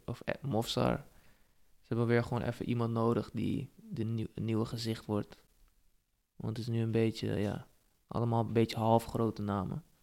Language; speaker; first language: Dutch; native; Dutch